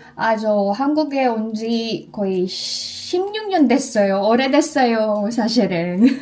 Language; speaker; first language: Korean; non-native, learner; Filipino